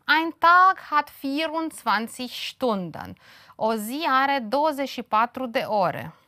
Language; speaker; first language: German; non-native, fluent; Romanian